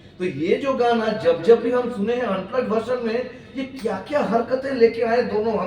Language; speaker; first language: Hindi; non-native, local second language; Bangla